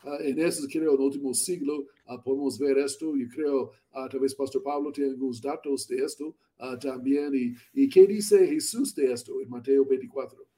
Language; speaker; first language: Spanish; non-native, learner; English